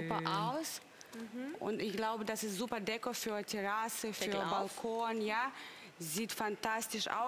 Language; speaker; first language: German; non-native, learner; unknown